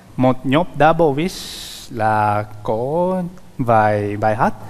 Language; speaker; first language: Vietnamese; non-native, learner; Japanese